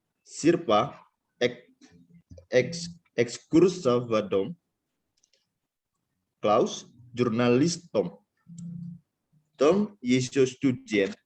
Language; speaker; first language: Russian; non-native, learner; Indonesian